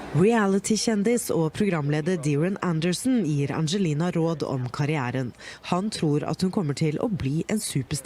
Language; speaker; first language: Norwegian; native; Norwegian